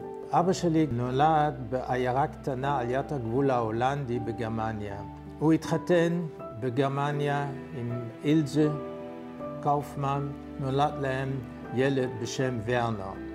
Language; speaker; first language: Hebrew; non-native, fluent; Dutch